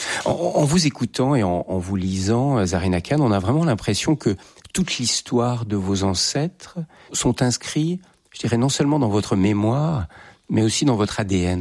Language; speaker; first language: French; native; French